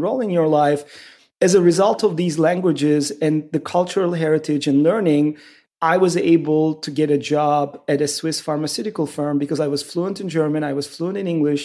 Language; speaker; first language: English; non-native, fluent; Turkish